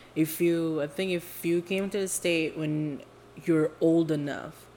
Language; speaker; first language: English; non-native, fluent; Indonesian